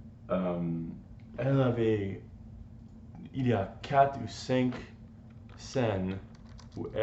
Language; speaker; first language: French; non-native, learner; English